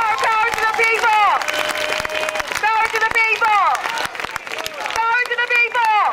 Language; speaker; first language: English; native; English